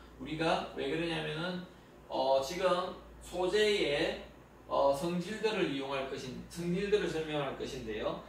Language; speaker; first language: Korean; native; Korean